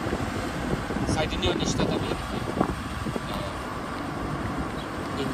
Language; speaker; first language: Russian; non-native, learner; Uzbek